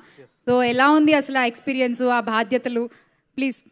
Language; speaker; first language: Telugu; native; Telugu